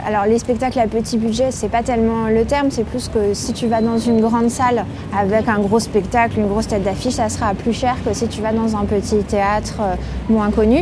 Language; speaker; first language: French; native; French